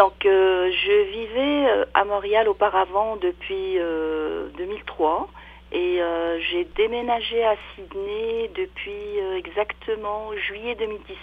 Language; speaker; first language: French; non-native, local second language; Arabic